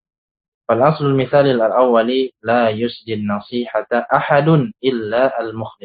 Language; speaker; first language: Arabic; non-native, fluent; Indonesian